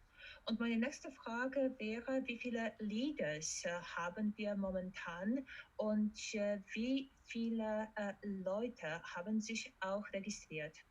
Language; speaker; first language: German; non-native, fluent; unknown